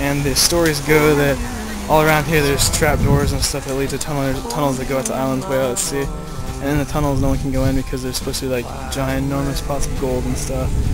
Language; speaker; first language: English; native; English